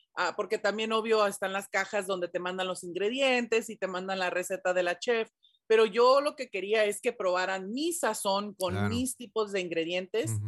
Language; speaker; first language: Spanish; early bilingual, heritage; Spanish